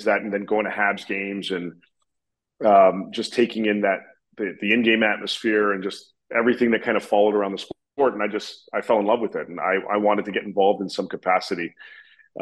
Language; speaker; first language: English; native; English